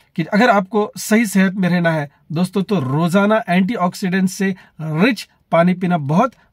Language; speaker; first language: Hindi; non-native, local second language; Marathi